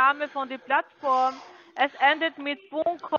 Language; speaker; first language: German; non-native, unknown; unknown